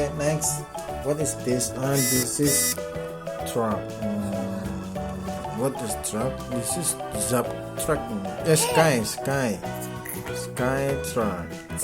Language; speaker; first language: English; non-native, learner; Indonesian